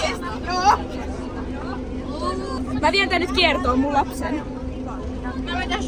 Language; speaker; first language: Finnish; native; Finnish